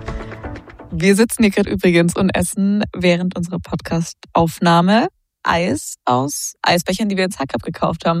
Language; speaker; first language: German; native; German